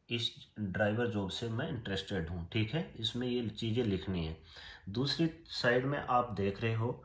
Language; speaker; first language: Hindi; native; Hindi